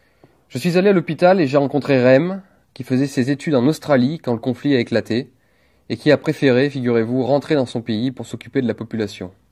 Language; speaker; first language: French; native; French